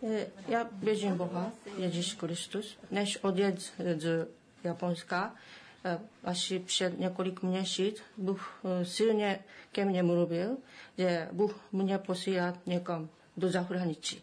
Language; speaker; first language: Czech; non-native, learner; Japanese